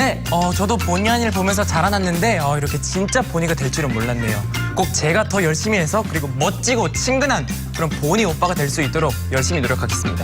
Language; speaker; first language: Korean; native; Korean